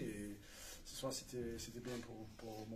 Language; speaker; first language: French; non-native, learner; English